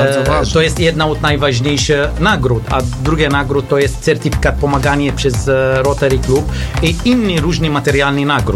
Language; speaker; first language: Polish; non-native, learner; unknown